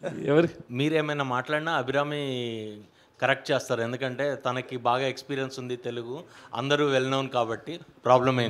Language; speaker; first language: Telugu; native; Telugu